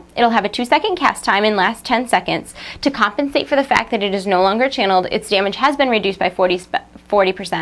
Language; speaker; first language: English; native; English